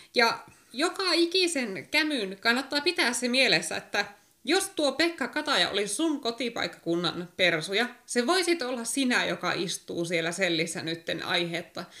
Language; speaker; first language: Finnish; native; Finnish